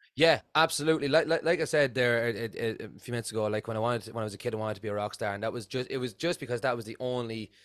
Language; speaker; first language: English; native; English